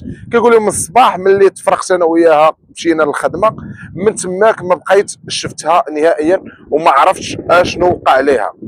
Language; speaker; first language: Arabic; native; Arabic